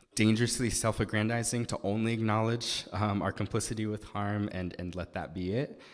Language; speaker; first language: English; native; English